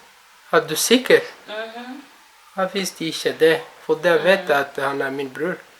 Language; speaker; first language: Norwegian; non-native, learner; Kinyarwanda